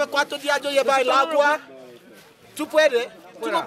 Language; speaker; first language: Spanish; non-native, learner; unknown